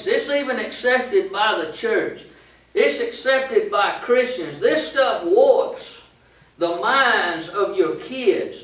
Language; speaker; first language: English; native; English